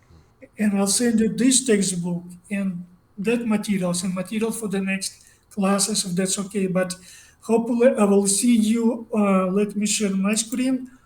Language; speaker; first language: English; non-native, learner; Russian